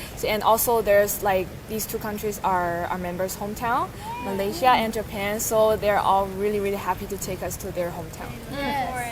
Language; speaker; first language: English; non-native, fluent; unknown